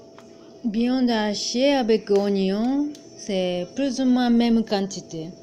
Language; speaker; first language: French; non-native, learner; Japanese